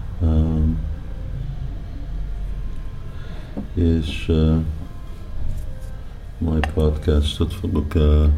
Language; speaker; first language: Hungarian; early bilingual, heritage; Hungarian